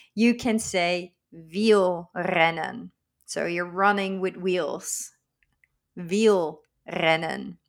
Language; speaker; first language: English; non-native, fluent; Dutch